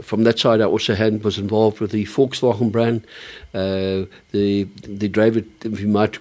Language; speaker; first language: English; early bilingual, other home language; German